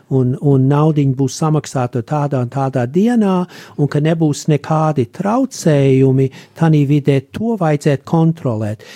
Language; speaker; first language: Latvian; early bilingual, heritage; Latvian